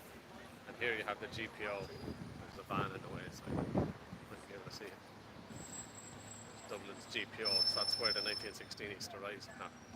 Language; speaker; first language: English; native; English